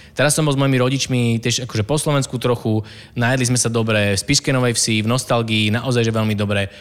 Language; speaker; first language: Slovak; native; Slovak